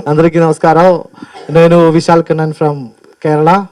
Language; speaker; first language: Telugu; non-native, learner; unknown